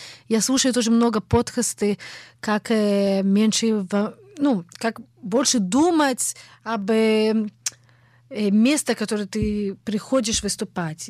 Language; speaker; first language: Russian; early bilingual, heritage; Hebrew